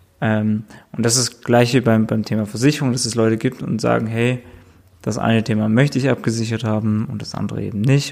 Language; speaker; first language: German; native; German